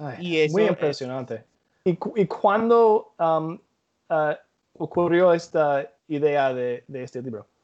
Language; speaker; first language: Spanish; non-native, learner; English